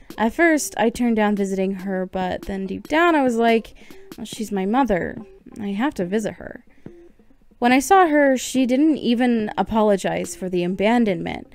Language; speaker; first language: English; native; English